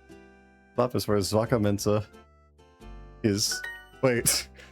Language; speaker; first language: Dutch; non-native, learner; English